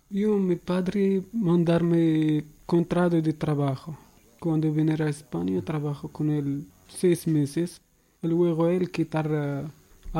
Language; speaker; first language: Spanish; non-native, learner; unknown